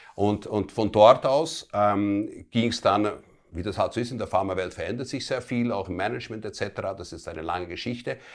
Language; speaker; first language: German; early bilingual, other home language; Italian